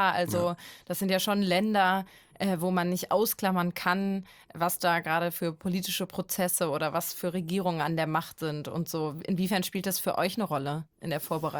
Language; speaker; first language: German; native; German